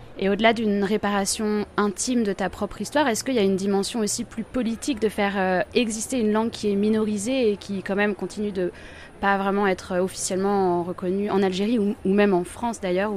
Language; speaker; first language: French; native; French